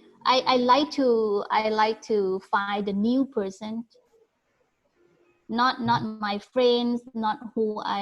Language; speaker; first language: English; non-native, learner; Thai